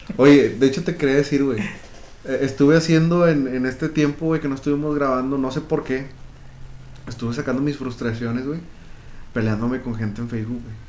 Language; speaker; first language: Spanish; native; Spanish